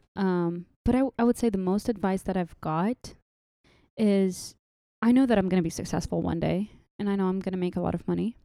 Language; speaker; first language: English; non-native, fluent; Arabic